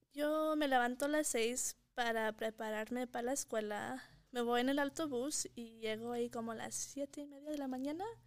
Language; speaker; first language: Spanish; early bilingual, heritage; Spanish